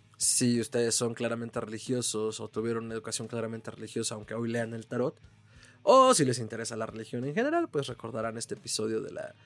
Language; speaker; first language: Spanish; native; Spanish